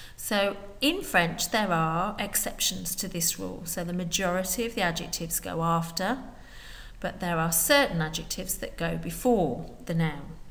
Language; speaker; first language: English; native; English